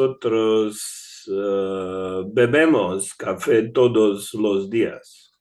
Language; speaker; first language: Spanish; non-native, learner; English